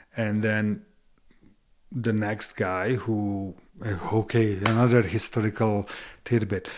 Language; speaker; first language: English; non-native, fluent; Hungarian